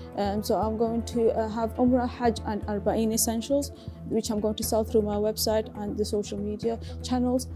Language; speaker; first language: English; native; English